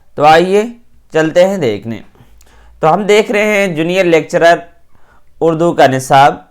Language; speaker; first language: Urdu; native; Urdu